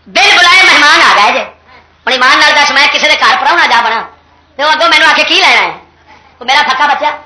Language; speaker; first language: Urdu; non-native, local second language; Punjabi